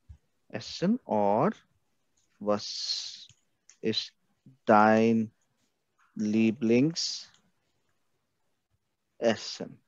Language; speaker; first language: German; non-native, fluent; Hindi